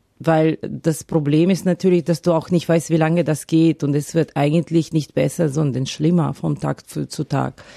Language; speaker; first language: German; non-native, fluent; Ukrainian